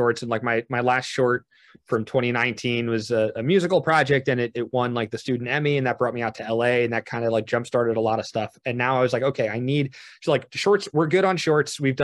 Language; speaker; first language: English; native; English